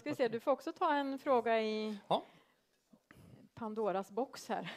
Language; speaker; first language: Swedish; native; Swedish